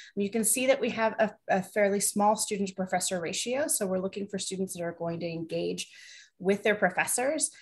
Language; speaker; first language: English; native; English